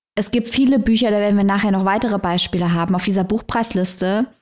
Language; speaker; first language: German; native; German